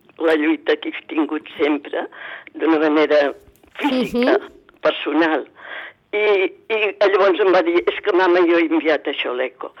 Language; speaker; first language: Catalan; native; Catalan